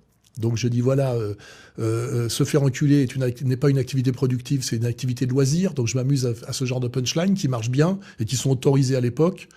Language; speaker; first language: French; native; French